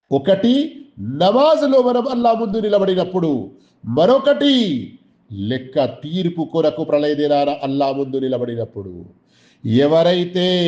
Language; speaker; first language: Telugu; non-native, local second language; Urdu